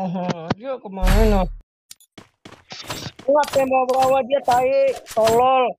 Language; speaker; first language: Indonesian; native; Indonesian